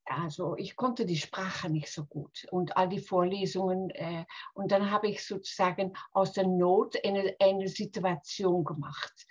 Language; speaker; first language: German; non-native, fluent; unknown